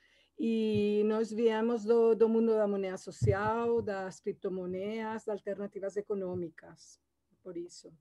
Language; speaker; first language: Portuguese; non-native, learner; Spanish